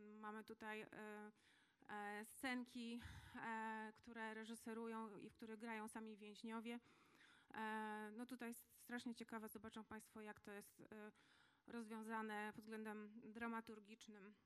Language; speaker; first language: Polish; native; Polish